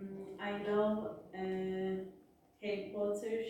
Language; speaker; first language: English; non-native, learner; Turkish